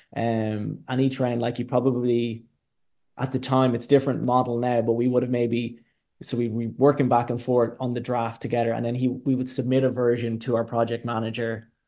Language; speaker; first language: English; native; English